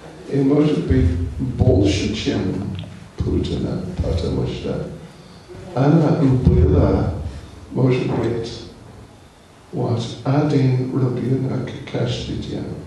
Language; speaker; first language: Russian; non-native, learner; English